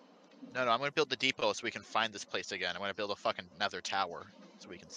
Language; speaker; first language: English; native; English